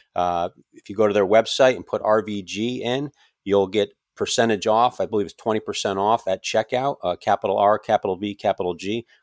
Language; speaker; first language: English; native; English